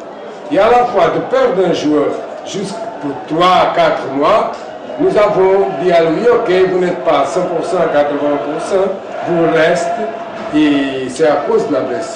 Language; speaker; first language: French; non-native, fluent; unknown